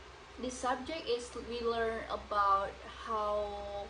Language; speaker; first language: English; non-native, learner; Indonesian